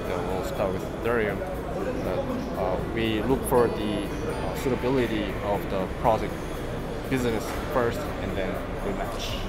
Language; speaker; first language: English; non-native, fluent; Korean